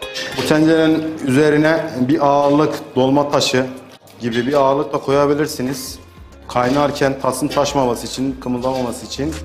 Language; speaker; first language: Turkish; native; Turkish